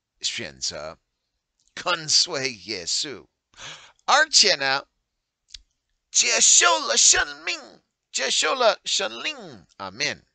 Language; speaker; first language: Chinese; non-native, learner; English